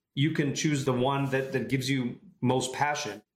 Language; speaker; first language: English; non-native, fluent; Hebrew